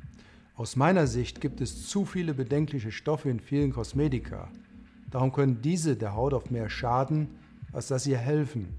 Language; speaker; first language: German; native; German